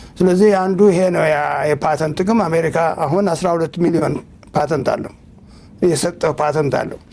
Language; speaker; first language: Amharic; native; Amharic